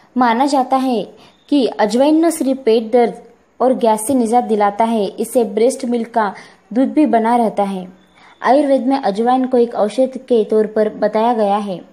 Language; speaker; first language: Hindi; non-native, local second language; Marathi